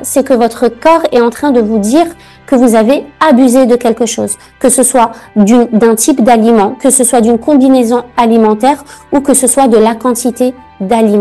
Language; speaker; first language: French; native; French